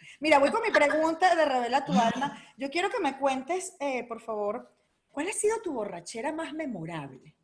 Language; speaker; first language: Spanish; native; Spanish